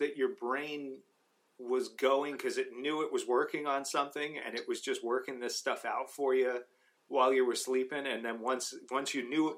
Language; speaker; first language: English; native; English